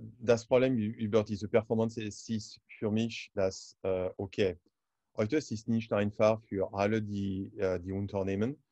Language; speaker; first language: German; non-native, learner; French